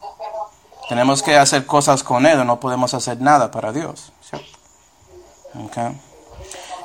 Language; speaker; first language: Spanish; non-native, fluent; English